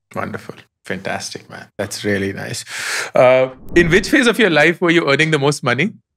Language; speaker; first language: English; non-native, local second language; Hindi